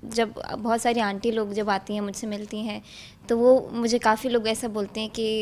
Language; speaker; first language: Hindi; native; Hindi